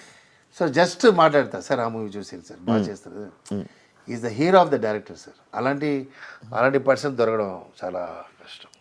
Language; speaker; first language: Telugu; non-native, learner; Tamil